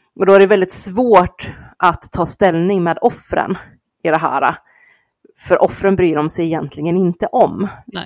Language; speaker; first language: Swedish; native; Swedish